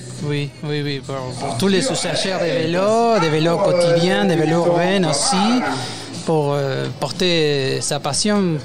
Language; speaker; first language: French; non-native, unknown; Spanish